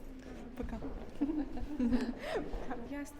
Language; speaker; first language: Russian; non-native, learner; Mongolian